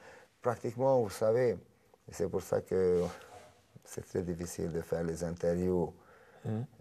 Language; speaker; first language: French; non-native, fluent; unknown